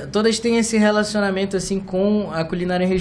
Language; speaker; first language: Portuguese; native; Portuguese